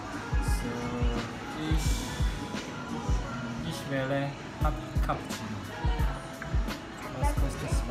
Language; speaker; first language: German; non-native, learner; Korean